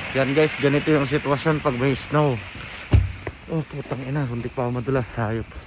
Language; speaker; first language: Filipino; native; Filipino